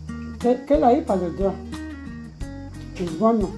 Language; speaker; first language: Italian; non-native, learner; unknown